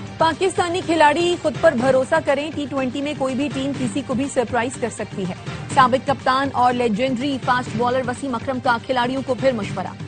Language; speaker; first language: Urdu; native; Urdu